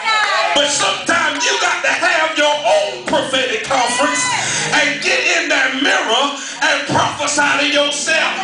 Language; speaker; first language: English; native; English